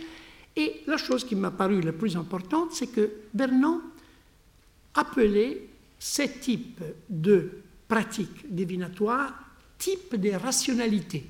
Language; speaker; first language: French; non-native, fluent; Italian